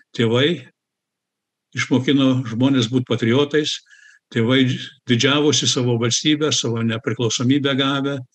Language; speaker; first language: Lithuanian; early bilingual, heritage; Lithuanian